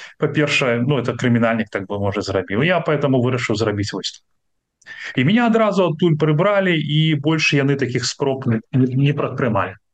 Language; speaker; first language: Belarusian; non-native, local second language; Russian